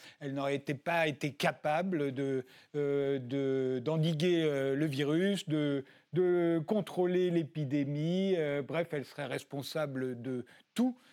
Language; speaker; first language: French; native; French